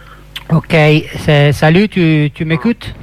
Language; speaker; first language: French; non-native, fluent; Italian